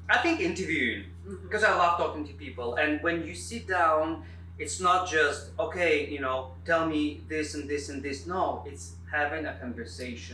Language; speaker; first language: English; non-native, fluent; Russian